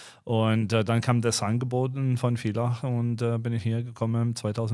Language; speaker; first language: German; non-native, fluent; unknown